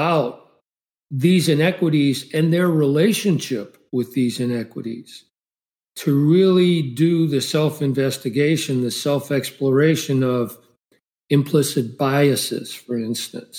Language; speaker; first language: English; native; English